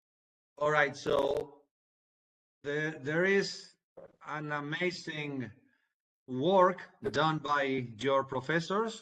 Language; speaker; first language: English; non-native, fluent; Spanish